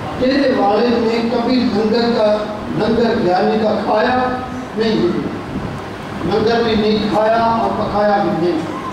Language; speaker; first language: Urdu; non-native, local second language; Punjabi